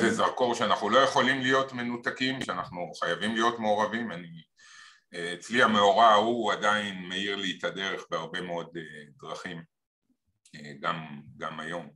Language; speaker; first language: Hebrew; native; Hebrew